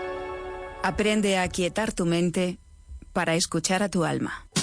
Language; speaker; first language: Spanish; native; Spanish